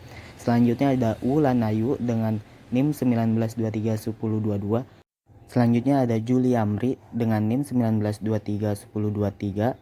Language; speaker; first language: Indonesian; native; Indonesian